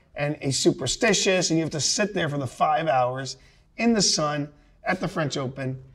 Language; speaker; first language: English; native; English